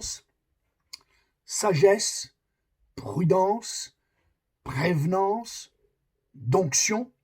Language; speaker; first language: French; native; French